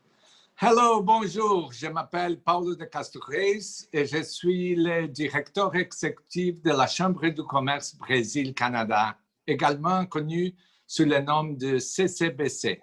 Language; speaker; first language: French; non-native, fluent; Portuguese